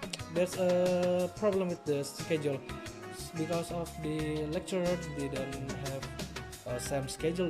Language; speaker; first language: English; non-native, learner; Indonesian